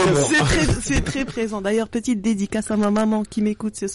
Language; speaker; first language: French; non-native, local second language; Arabic